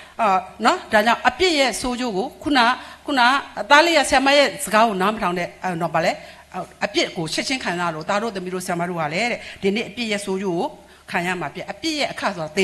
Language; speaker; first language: Burmese; non-native, local second language; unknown